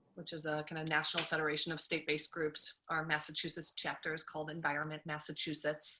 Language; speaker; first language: English; early bilingual, other home language; German